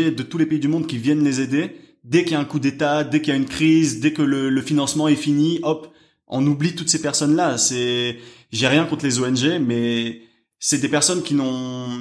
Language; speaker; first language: French; native; French